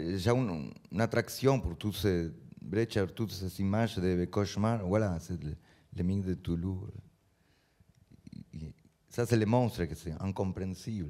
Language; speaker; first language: French; non-native, learner; Spanish